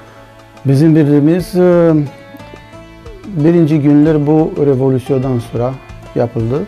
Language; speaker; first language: Turkish; non-native, learner; Crimean Tatar